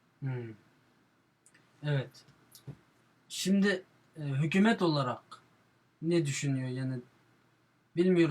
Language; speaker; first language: Turkish; non-native, fluent; Uyghur